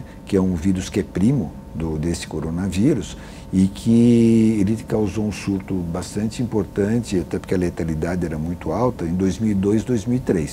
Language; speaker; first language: Portuguese; native; Portuguese